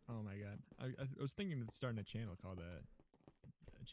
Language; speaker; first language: English; native; English